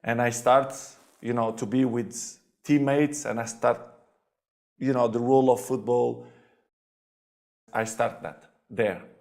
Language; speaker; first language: English; non-native, fluent; Portuguese